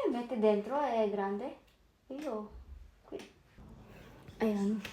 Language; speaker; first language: Italian; non-native, learner; Filipino